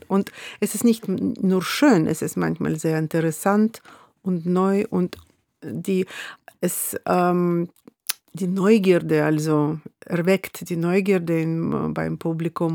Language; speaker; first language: German; non-native, fluent; Russian